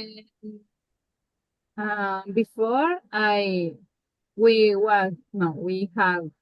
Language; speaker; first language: English; non-native, learner; Spanish